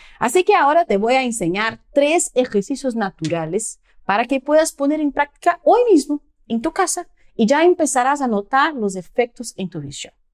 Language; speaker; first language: Spanish; non-native, fluent; Portuguese